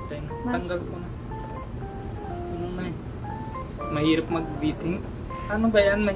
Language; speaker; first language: Filipino; non-native, learner; Punjabi